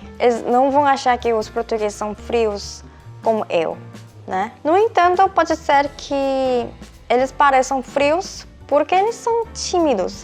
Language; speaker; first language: Portuguese; non-native, fluent; Korean